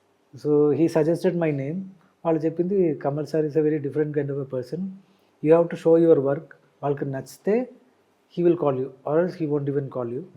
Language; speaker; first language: Telugu; non-native, learner; Malayalam